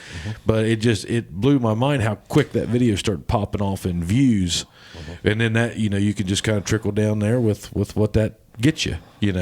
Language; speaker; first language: English; native; English